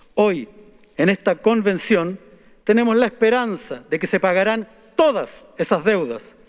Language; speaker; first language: Spanish; native; Spanish